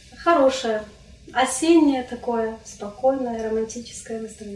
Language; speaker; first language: Russian; non-native, local second language; Crimean Tatar